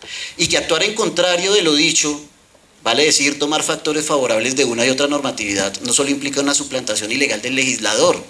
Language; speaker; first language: Spanish; native; Spanish